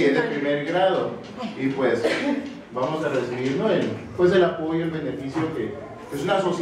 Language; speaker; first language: Spanish; native; Spanish